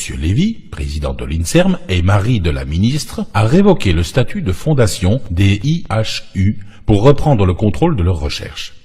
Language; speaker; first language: French; native; French